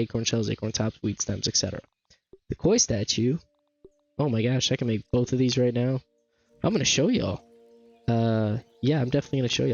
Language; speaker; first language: English; native; English